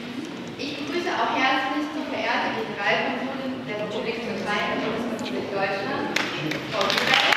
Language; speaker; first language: German; native; German